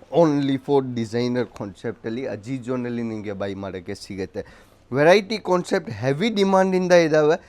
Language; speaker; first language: Kannada; non-native, local second language; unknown